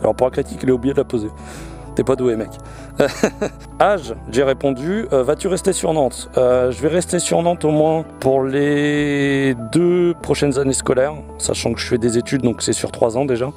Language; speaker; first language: French; native; French